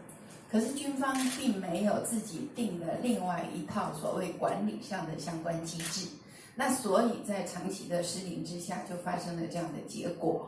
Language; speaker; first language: Chinese; native; Chinese